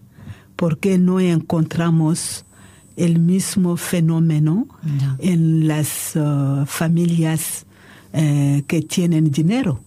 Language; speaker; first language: Spanish; non-native, fluent; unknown